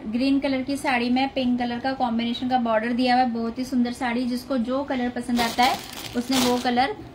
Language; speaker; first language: Hindi; non-native, local second language; Marathi